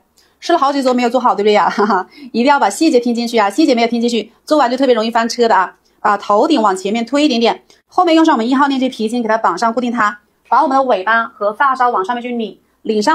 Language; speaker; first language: Chinese; native; Chinese